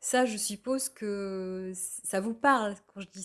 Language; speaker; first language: French; native; French